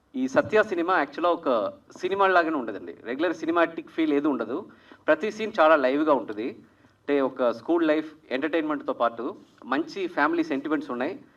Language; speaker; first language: Telugu; native; Telugu